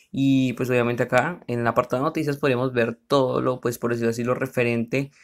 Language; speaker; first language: Spanish; native; Spanish